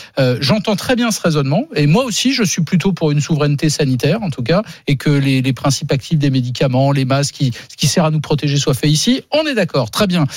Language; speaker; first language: French; native; French